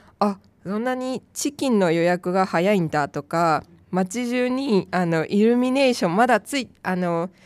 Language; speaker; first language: Japanese; non-native, fluent; Chinese